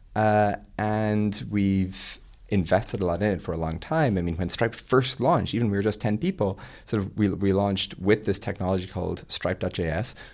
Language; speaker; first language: English; native; English